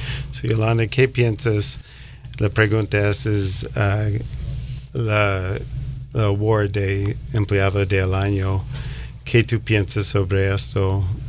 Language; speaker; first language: Spanish; non-native, learner; English